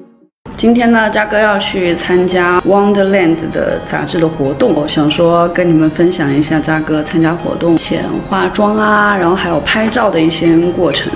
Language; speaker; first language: Chinese; native; Chinese